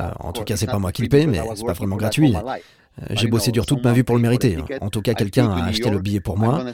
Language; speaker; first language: French; non-native, fluent; Polish